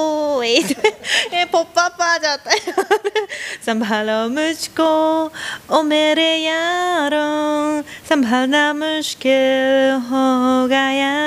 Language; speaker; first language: Hindi; non-native, fluent; Japanese